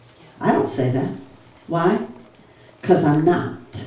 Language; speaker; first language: English; native; English